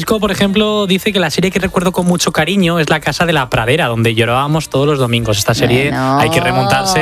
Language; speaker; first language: Spanish; native; Spanish